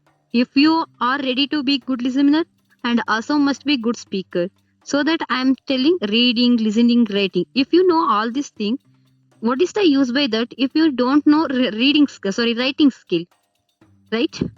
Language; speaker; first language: English; non-native, learner; Kannada